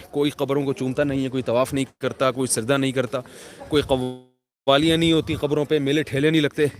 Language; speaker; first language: Urdu; native; Urdu